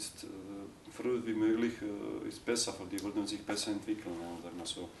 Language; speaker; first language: German; non-native, learner; Croatian